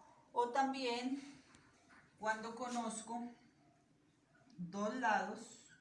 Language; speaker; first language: Spanish; native; Spanish